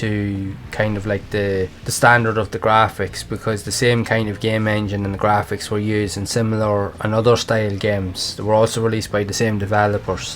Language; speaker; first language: English; native; English